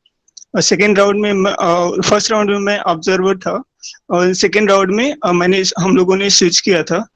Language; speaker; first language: Hindi; native; Hindi